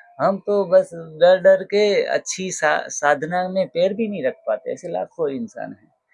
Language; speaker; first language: Hindi; non-native, local second language; Gujarati